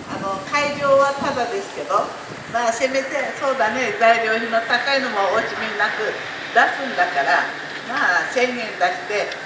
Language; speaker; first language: Japanese; native; Japanese